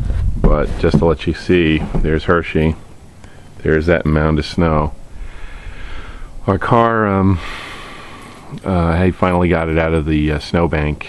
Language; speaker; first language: English; native; English